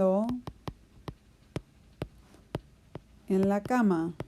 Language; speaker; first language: Spanish; non-native, fluent; English